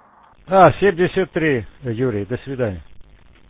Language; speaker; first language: Russian; native; Russian